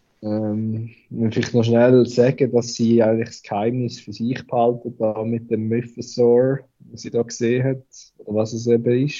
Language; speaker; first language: German; native; German